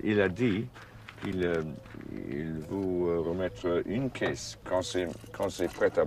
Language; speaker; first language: French; non-native, learner; English